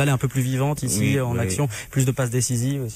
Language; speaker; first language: French; native; French